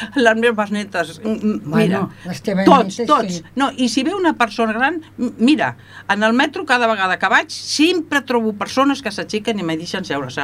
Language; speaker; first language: Catalan; native; Catalan